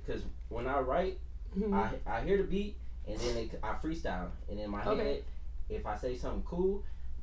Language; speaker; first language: English; native; English